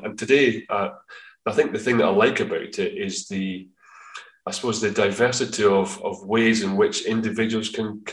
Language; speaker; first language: English; native; English